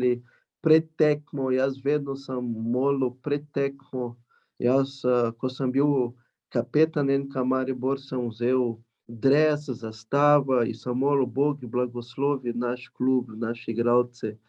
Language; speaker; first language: Slovenian; non-native, learner; Portuguese